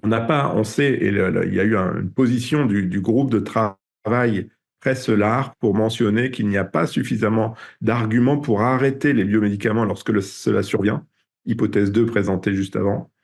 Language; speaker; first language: French; native; French